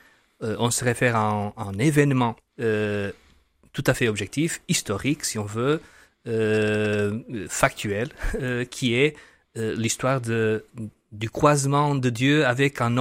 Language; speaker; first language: French; non-native, fluent; Portuguese